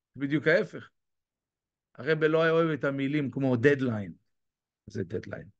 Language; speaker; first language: Hebrew; native; Hebrew